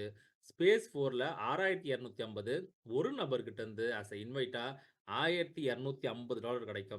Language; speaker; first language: Tamil; native; Tamil